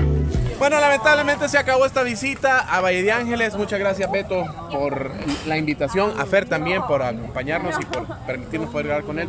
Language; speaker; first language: Spanish; native; Spanish